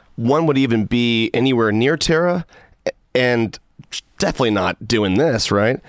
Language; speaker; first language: English; native; English